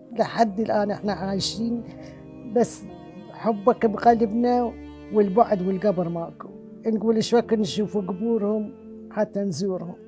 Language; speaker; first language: Arabic; non-native, local second language; Southern Kurdish